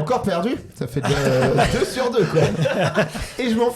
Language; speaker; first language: French; native; French